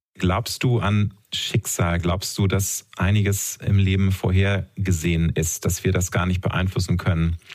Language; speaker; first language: German; native; German